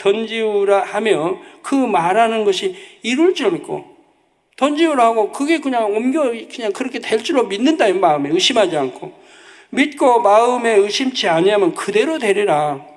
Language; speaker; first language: Korean; native; Korean